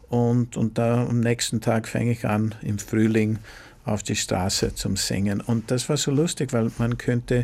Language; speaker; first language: German; non-native, fluent; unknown